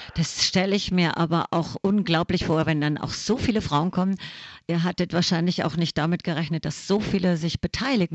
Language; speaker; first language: German; native; German